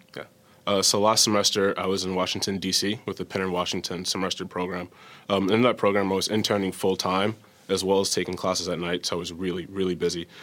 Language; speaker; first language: English; native; English